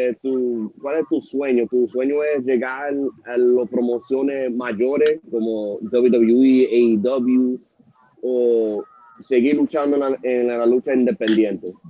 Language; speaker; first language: Spanish; early bilingual, heritage; Spanish